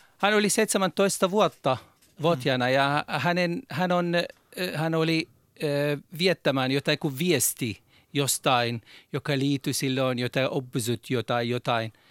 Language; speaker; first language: Finnish; non-native, learner; Arabic